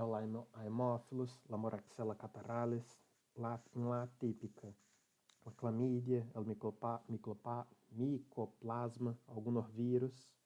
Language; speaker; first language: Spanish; non-native, learner; Portuguese